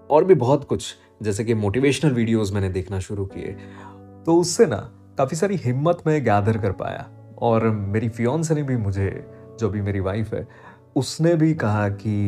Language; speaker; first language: Hindi; non-native, local second language; Gujarati